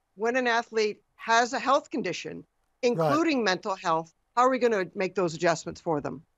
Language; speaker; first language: English; native; English